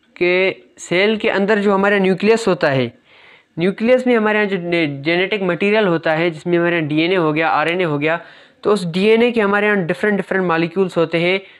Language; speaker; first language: Urdu; native; Urdu